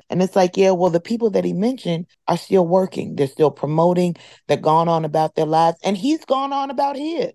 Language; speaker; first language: English; native; English